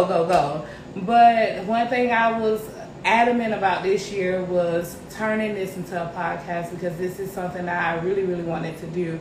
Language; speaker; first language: English; native; English